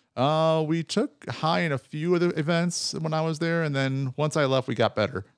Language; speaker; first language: English; native; English